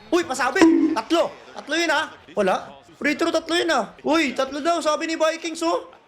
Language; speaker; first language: Filipino; native; Filipino